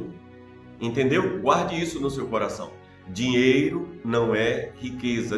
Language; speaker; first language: Portuguese; native; Portuguese